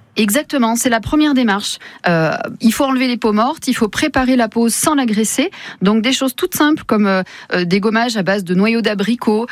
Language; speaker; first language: French; native; French